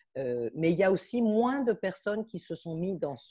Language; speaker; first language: French; early bilingual, heritage; Spanish